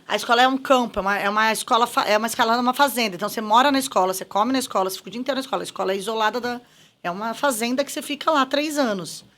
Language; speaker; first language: Portuguese; native; Portuguese